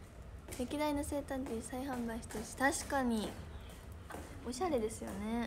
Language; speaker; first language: Japanese; native; Japanese